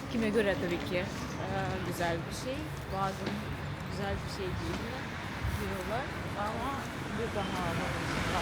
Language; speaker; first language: Turkish; non-native, learner; Russian